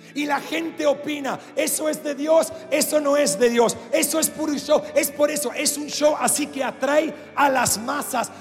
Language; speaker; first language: Spanish; non-native, fluent; English